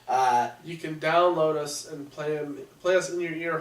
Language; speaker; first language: English; native; English